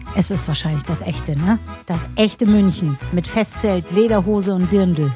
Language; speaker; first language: German; native; German